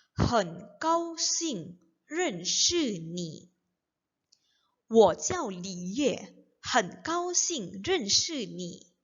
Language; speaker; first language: Chinese; non-native, fluent; Indonesian